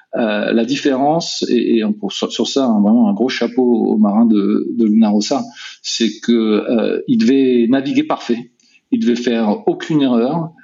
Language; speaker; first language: French; native; French